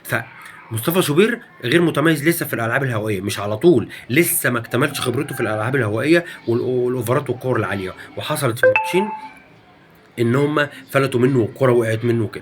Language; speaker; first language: Arabic; native; Arabic